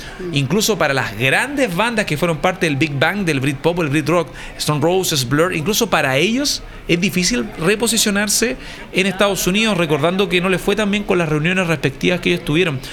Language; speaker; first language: Spanish; native; Spanish